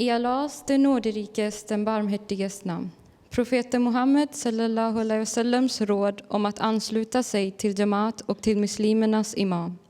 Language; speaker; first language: Swedish; early bilingual, other home language; Urdu